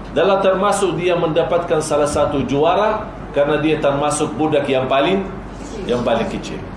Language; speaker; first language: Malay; non-native, fluent; Arabic